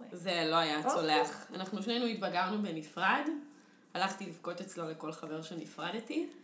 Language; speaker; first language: Hebrew; native; Hebrew